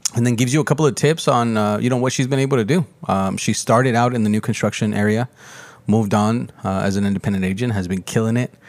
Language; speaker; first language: English; early bilingual, other home language; Spanish